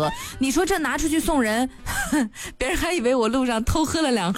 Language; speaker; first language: Chinese; native; Chinese